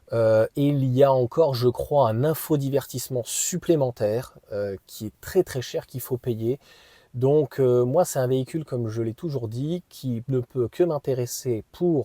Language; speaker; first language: French; native; French